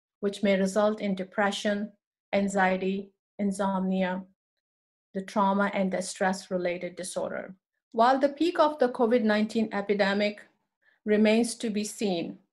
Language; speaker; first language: English; non-native, local second language; Urdu